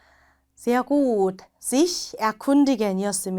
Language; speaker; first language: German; non-native, fluent; Korean